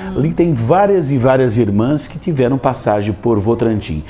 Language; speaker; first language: Portuguese; native; Portuguese